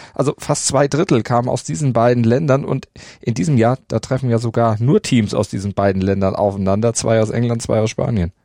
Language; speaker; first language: German; native; German